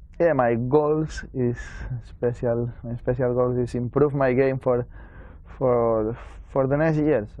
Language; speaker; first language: English; non-native, learner; Spanish